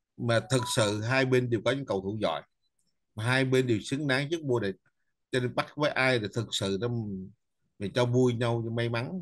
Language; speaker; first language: Vietnamese; native; Vietnamese